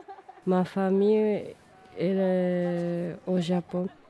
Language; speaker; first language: French; non-native, learner; Japanese